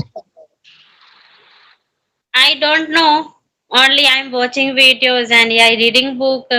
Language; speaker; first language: English; non-native, learner; Hindi